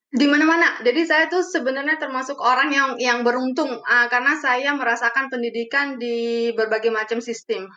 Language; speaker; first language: Indonesian; early bilingual, other home language; Romanian